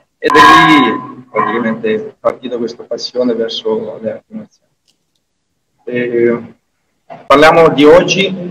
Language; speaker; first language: Italian; non-native, fluent; Russian